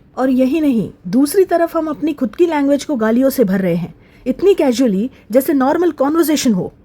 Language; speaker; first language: Hindi; native; Hindi